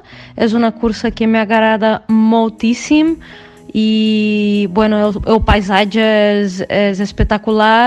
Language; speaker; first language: Catalan; non-native, fluent; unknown